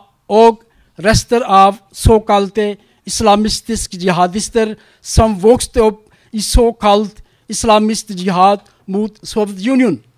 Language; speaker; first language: Norwegian; non-native, learner; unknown